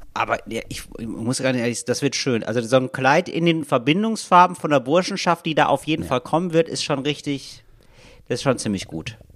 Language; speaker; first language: German; native; German